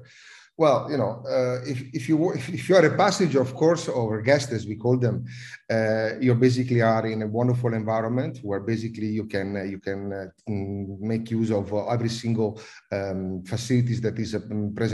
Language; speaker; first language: English; non-native, fluent; Italian